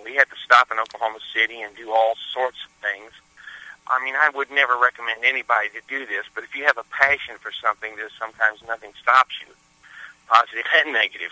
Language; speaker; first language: English; native; English